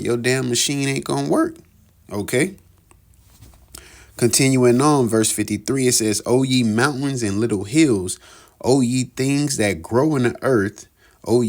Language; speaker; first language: English; native; English